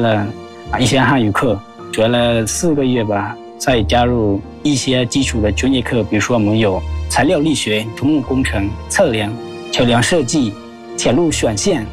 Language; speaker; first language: Chinese; non-native, fluent; Lao